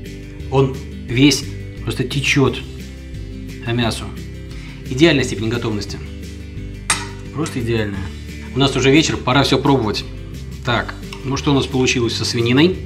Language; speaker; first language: Russian; native; Russian